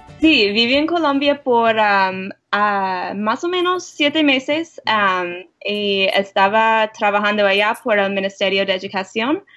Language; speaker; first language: Spanish; non-native, learner; English